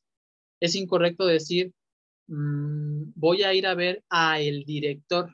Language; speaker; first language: Spanish; native; Spanish